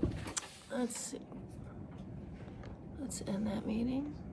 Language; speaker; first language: English; native; English